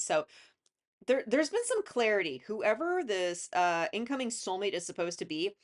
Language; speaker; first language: English; native; English